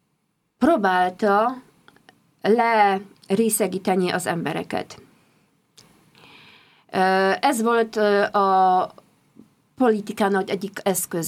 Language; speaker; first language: Hungarian; non-native, fluent; Polish